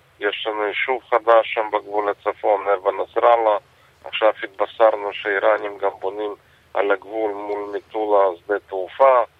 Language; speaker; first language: Hebrew; non-native, fluent; Russian